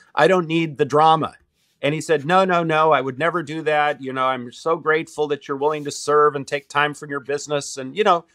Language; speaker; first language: English; native; English